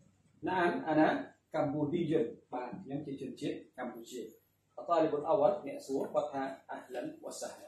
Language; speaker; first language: Arabic; non-native, fluent; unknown